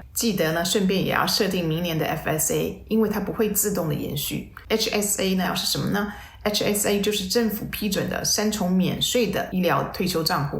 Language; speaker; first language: Chinese; native; Chinese